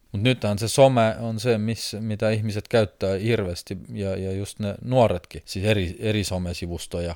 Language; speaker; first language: Finnish; non-native, fluent; Estonian